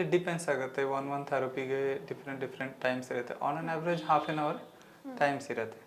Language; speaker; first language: Kannada; non-native, local second language; Hindi